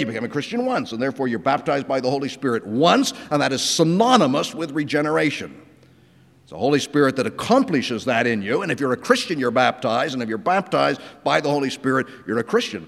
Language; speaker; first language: English; native; English